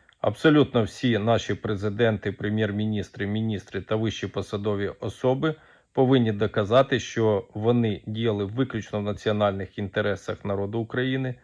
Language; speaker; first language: Ukrainian; native; Ukrainian